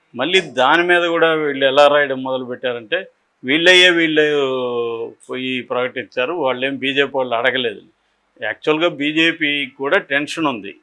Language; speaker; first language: Telugu; native; Telugu